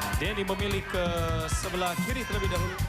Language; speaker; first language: Indonesian; native; Indonesian